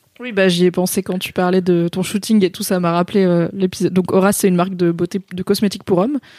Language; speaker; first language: French; native; French